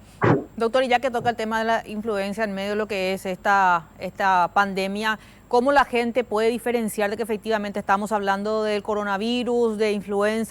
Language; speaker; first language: Spanish; native; Spanish